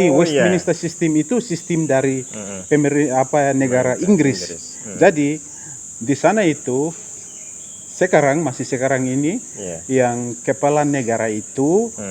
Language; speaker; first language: Indonesian; non-native, fluent; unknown